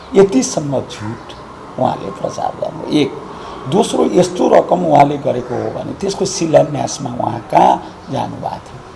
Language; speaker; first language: Nepali; native; Nepali